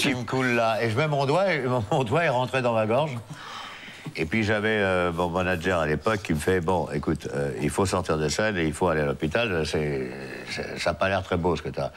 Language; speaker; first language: French; native; French